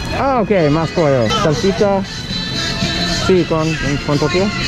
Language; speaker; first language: Spanish; non-native, learner; English